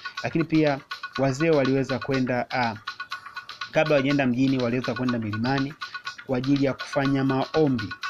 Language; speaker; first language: Swahili; native; Swahili